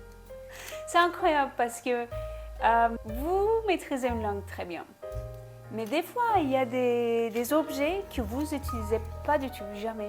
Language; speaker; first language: French; non-native, fluent; Turkish